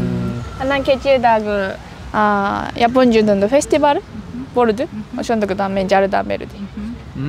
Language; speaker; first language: Kyrgyz; non-native, learner; Japanese